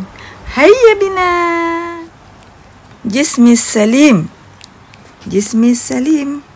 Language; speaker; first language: Arabic; non-native, fluent; Malay